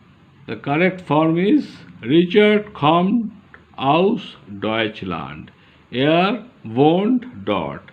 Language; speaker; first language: German; non-native, learner; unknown